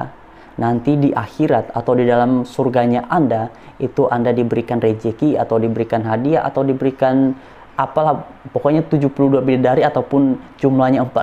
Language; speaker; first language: Indonesian; native; Indonesian